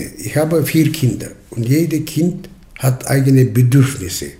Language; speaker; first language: German; early bilingual, heritage; German